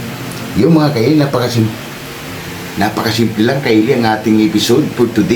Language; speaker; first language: Filipino; native; Filipino